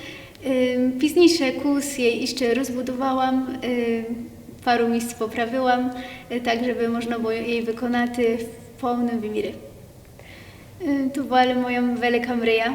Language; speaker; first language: Polish; non-native, local second language; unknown